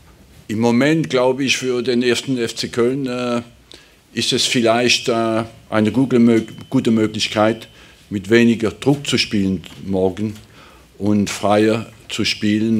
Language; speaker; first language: German; non-native, fluent; French